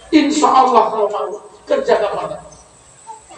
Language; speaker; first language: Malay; non-native, local second language; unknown